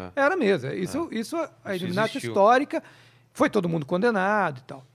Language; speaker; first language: Portuguese; native; Portuguese